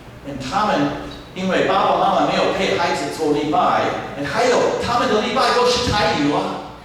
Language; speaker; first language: Chinese; non-native, fluent; English